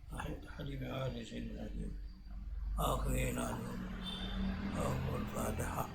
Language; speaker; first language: Arabic; non-native, fluent; Javanese